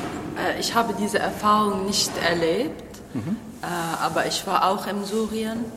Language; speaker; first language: German; non-native, learner; Arabic